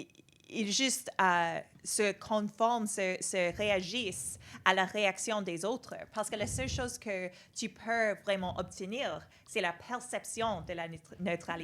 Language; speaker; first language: French; non-native, fluent; English